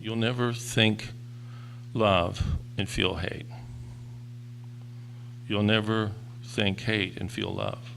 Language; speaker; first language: English; native; English